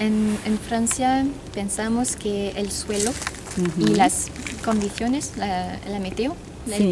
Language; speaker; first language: Spanish; non-native, fluent; French